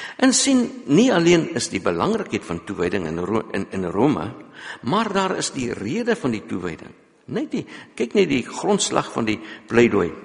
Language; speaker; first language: Afrikaans; non-native, local second language; English